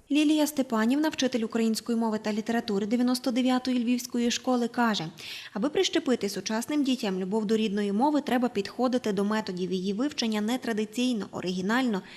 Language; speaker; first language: Ukrainian; native; Ukrainian